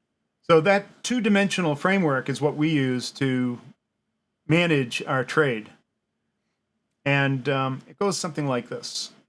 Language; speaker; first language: English; native; English